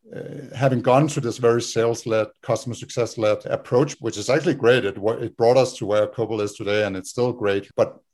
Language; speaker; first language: English; non-native, fluent; Danish